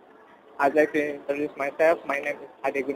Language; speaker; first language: English; non-native, learner; Indonesian